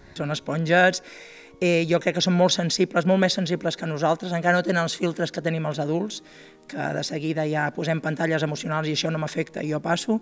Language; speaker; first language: Catalan; native; Catalan